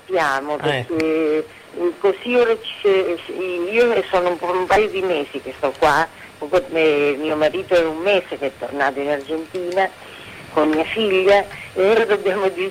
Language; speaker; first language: Italian; native; Italian